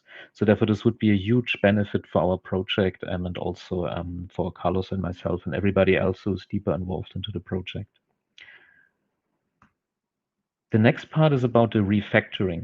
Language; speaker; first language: English; non-native, fluent; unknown